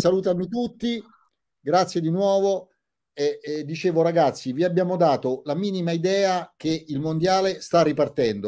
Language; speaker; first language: Italian; native; Italian